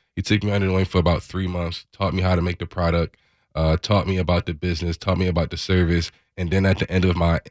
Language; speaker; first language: English; native; English